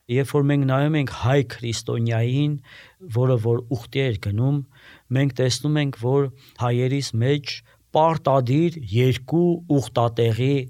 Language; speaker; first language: Armenian; native; Armenian